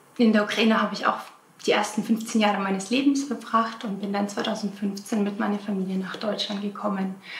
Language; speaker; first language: German; non-native, fluent; Russian